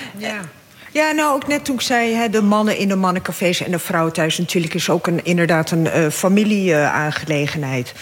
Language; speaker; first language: Dutch; early bilingual, other home language; Arabic